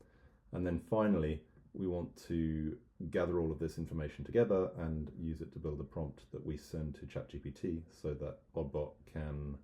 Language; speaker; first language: English; native; English